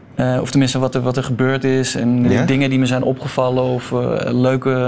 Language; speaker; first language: Dutch; native; Dutch